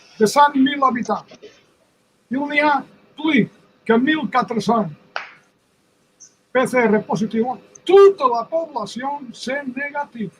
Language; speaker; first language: French; non-native, fluent; Spanish